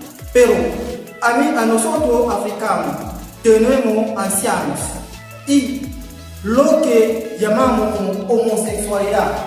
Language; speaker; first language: Spanish; non-native, learner; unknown